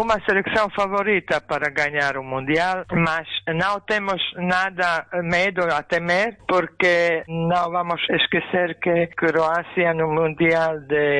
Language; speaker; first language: Portuguese; non-native, fluent; Croatian